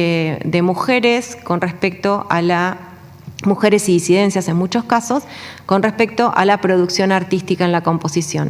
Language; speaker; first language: Spanish; native; Spanish